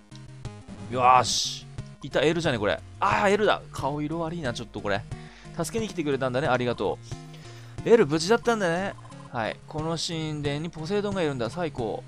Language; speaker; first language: Japanese; native; Japanese